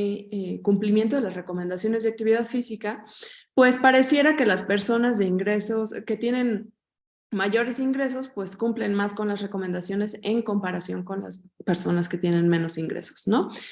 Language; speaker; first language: Spanish; native; Spanish